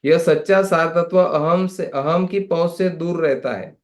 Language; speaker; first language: Hindi; non-native, local second language; Marathi